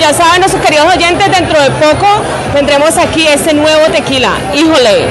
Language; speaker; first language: Spanish; native; Spanish